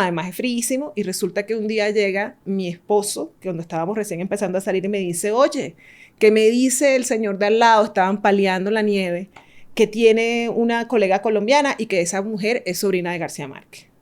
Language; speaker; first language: Spanish; native; Spanish